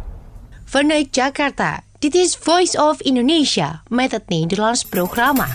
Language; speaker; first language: Dutch; non-native, fluent; Indonesian